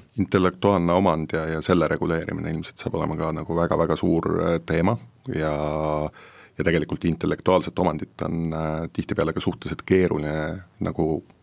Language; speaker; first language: Estonian; native; Estonian